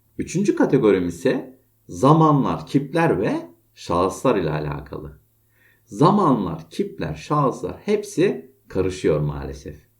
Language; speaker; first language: Turkish; native; Turkish